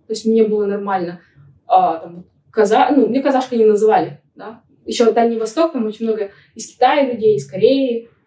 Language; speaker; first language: Russian; native; Russian